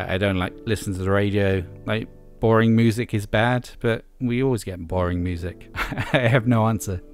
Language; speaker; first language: English; native; English